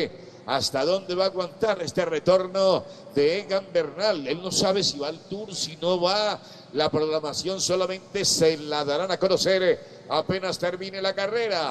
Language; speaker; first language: Spanish; native; Spanish